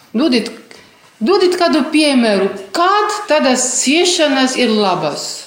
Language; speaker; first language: Latvian; non-native, fluent; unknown